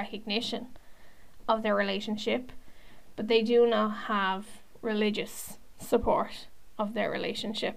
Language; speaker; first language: English; native; English